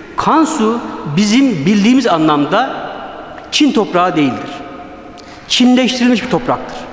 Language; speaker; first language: Turkish; early bilingual, other home language; Uyghur